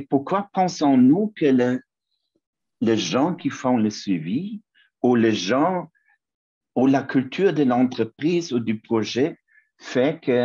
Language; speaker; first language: French; non-native, fluent; German